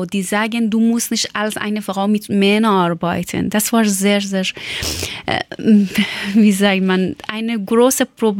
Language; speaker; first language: German; non-native, learner; Persian